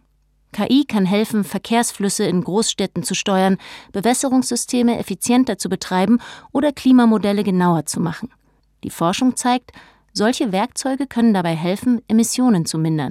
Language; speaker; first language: German; native; German